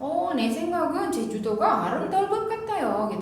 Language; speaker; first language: Korean; non-native, fluent; Indonesian